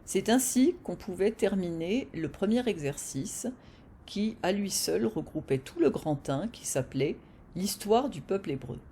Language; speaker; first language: French; native; French